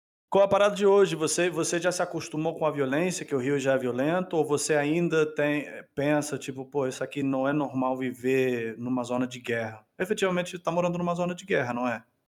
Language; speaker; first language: Portuguese; non-native, fluent; English